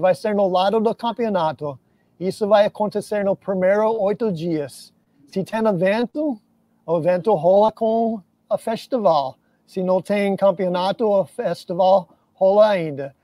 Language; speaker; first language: Portuguese; non-native, fluent; English